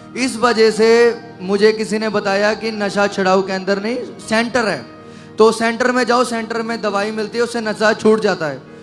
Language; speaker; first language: Hindi; early bilingual, other home language; Nepali